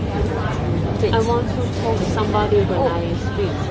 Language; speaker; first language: English; non-native, learner; Chinese